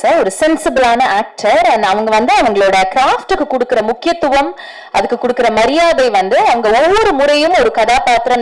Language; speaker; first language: Tamil; native; Tamil